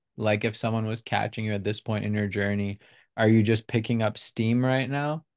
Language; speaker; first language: English; non-native, local second language; Urdu